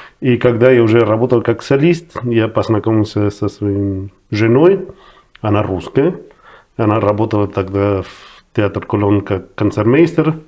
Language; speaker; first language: Russian; non-native, fluent; Spanish